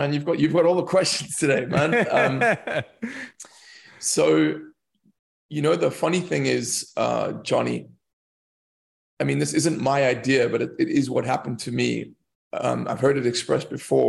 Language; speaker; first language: English; native; English